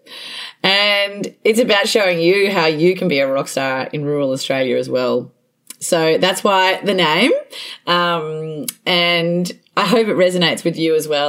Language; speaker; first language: English; native; English